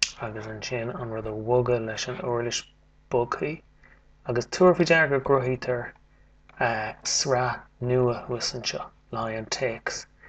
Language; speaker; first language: Irish; native; Irish